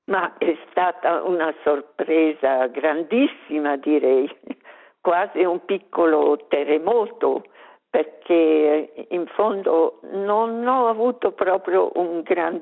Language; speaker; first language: Italian; non-native, local second language; Romansh